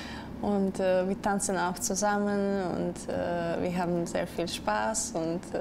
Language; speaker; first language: German; non-native, learner; Russian